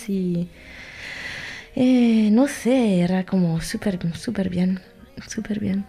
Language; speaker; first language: Spanish; non-native, fluent; French